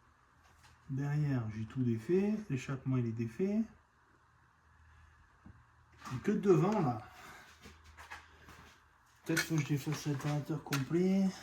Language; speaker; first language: French; native; French